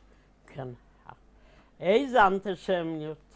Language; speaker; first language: Hebrew; non-native, fluent; Polish